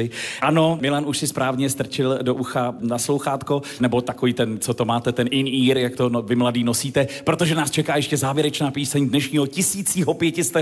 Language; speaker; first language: Czech; native; Czech